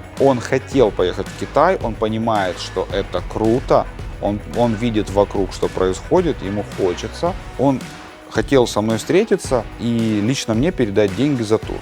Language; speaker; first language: Russian; native; Russian